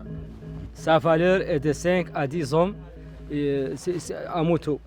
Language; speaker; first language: French; non-native, local second language; Arabic